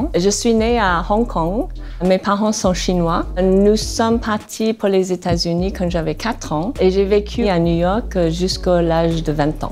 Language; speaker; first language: French; non-native, fluent; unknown